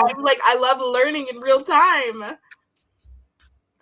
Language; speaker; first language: English; native; English